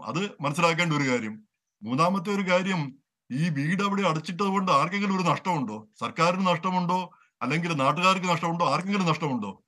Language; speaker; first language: Malayalam; native; Malayalam